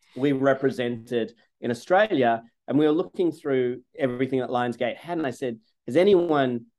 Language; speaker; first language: English; native; English